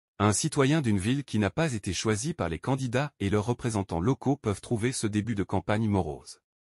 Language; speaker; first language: French; non-native, local second language; Arabic